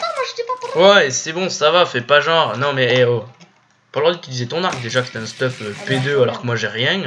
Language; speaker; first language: French; native; French